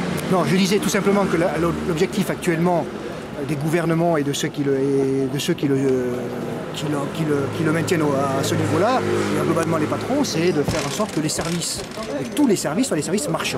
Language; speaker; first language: French; native; French